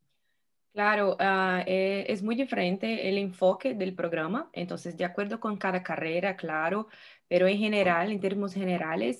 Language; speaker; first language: Spanish; non-native, fluent; Portuguese